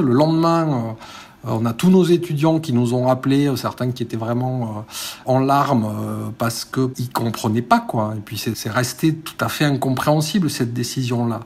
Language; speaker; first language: French; native; French